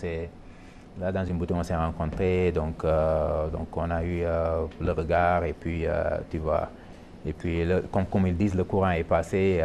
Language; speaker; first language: French; non-native, local second language; Wolof